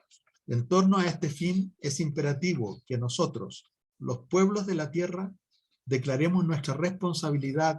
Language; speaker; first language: Spanish; native; Spanish